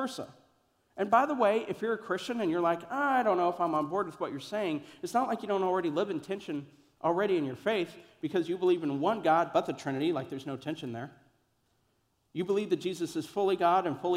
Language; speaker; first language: English; native; English